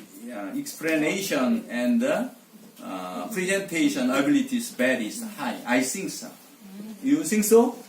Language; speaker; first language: English; non-native, learner; Korean